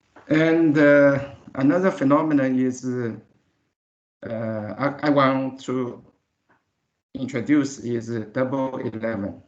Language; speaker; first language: English; non-native, learner; Chinese